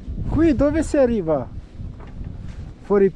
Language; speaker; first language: Italian; non-native, learner; Romanian